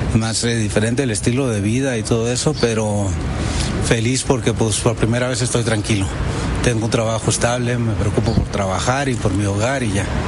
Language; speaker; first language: Spanish; early bilingual, heritage; Spanish